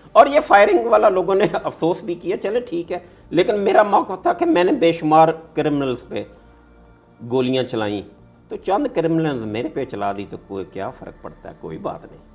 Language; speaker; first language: Urdu; non-native, local second language; Punjabi